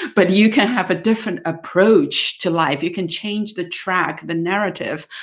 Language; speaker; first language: English; non-native, fluent; Chinese